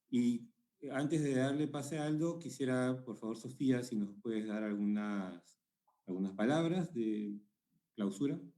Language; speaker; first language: Spanish; native; Spanish